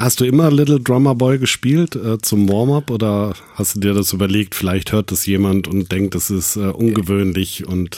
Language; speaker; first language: German; native; German